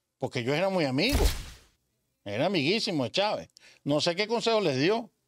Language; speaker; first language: Spanish; native; Spanish